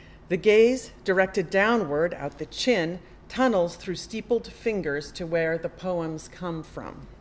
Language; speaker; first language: English; native; English